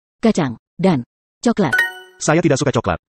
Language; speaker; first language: Indonesian; non-native, learner; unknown